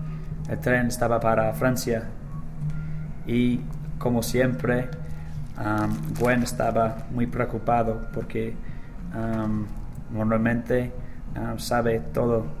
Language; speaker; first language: Spanish; non-native, learner; English